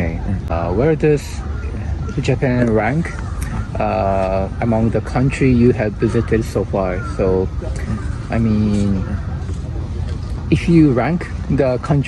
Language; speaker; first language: English; non-native, learner; Japanese